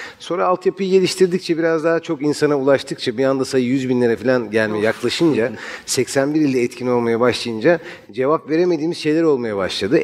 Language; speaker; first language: Turkish; native; Turkish